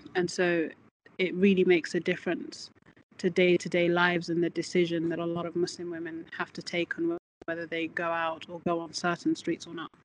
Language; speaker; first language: English; native; English